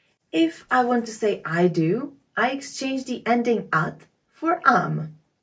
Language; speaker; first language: English; non-native, fluent; Czech